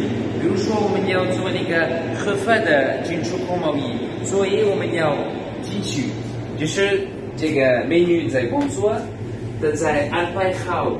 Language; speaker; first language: Chinese; non-native, fluent; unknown